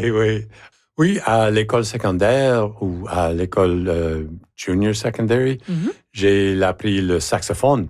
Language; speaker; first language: French; native; French